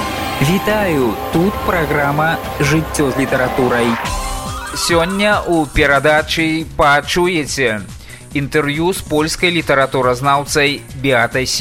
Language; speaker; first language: Belarusian; native; Belarusian